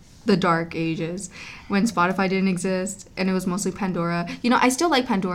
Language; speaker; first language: English; early bilingual, other home language; Spanish